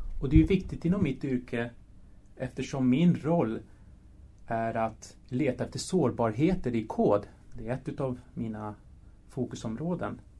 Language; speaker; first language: Swedish; early bilingual, other home language; Spanish